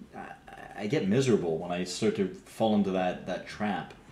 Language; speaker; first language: English; native; English